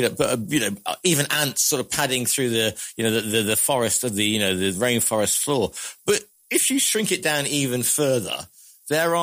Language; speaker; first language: English; native; English